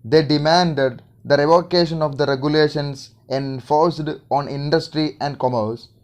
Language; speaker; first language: English; non-native, local second language; Malayalam